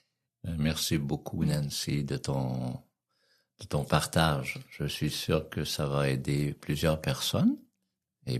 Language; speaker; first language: French; native; French